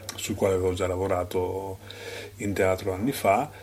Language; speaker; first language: Italian; native; Italian